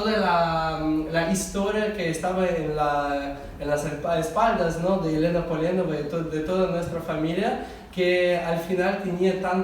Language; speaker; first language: Spanish; non-native, fluent; Russian